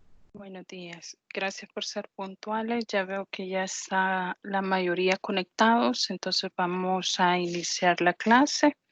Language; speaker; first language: Spanish; native; Spanish